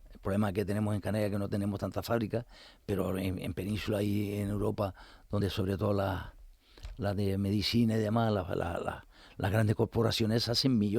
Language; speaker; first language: Spanish; native; Spanish